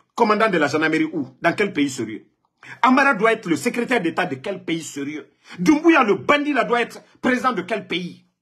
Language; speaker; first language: French; non-native, local second language; Mandingo